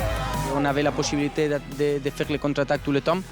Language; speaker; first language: French; non-native, learner; Spanish